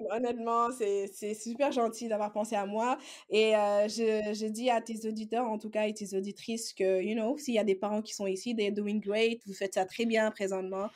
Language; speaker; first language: French; non-native, local second language; Wolof